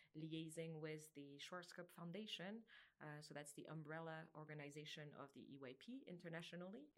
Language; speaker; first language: English; non-native, fluent; French